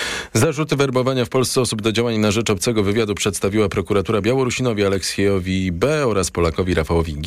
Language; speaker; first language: Polish; native; Polish